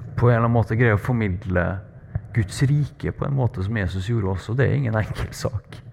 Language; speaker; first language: Norwegian; native; Norwegian